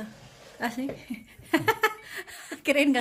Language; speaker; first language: Spanish; non-native, learner; Indonesian